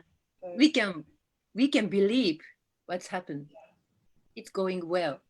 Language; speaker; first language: English; non-native, learner; Japanese